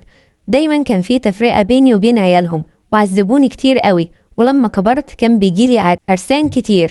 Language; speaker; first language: Arabic; native; Arabic